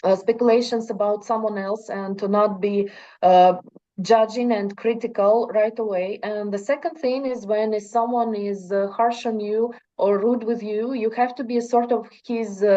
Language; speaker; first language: English; non-native, fluent; Russian